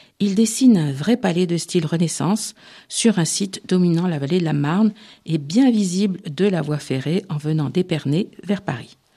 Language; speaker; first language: French; native; French